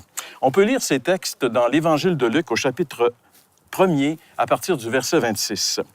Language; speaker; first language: French; native; French